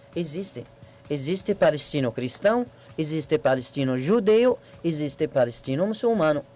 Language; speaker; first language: Portuguese; non-native, learner; Arabic